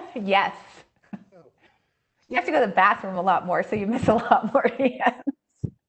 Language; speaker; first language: English; native; English